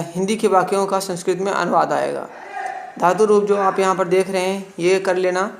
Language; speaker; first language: Hindi; native; Hindi